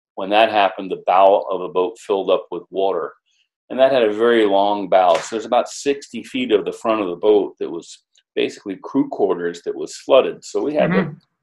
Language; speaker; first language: English; native; English